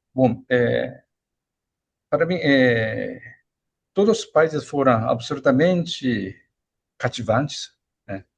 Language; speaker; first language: Portuguese; non-native, fluent; Japanese